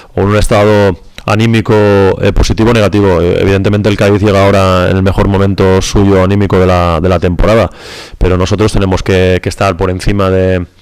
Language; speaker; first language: Spanish; non-native, local second language; Catalan